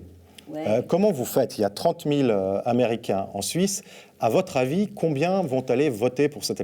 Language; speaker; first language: French; native; French